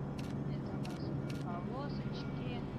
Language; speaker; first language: Russian; native; Russian